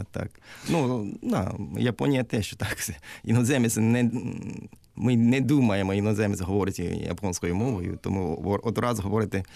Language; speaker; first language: Ukrainian; non-native, learner; Japanese